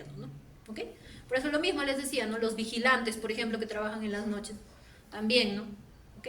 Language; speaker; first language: Spanish; native; Spanish